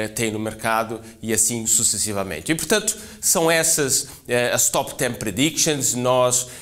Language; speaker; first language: Portuguese; native; Portuguese